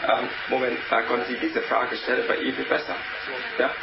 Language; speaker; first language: German; non-native, learner; Vietnamese